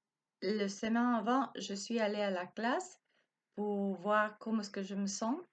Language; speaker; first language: French; non-native, learner; Spanish